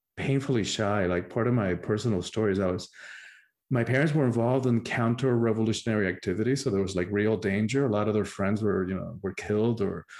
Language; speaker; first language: English; early bilingual, other home language; Spanish